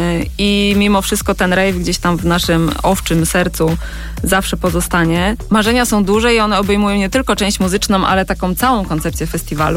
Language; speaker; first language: Polish; native; Polish